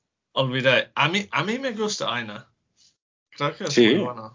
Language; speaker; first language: Spanish; non-native, learner; English